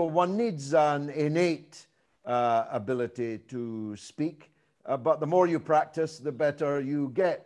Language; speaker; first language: English; native; English